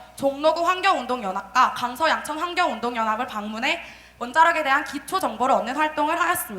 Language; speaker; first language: Korean; native; Korean